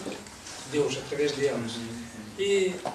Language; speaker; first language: Portuguese; non-native, fluent; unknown